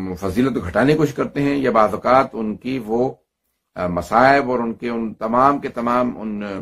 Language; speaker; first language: Urdu; native; Urdu